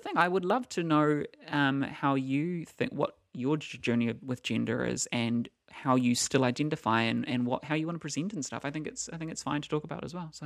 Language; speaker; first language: English; native; English